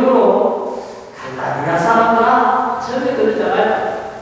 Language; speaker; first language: Korean; native; Korean